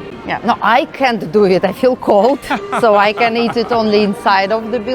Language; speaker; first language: English; non-native, learner; Russian